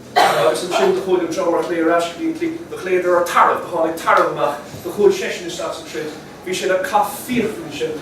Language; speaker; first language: Irish; non-native, local second language; English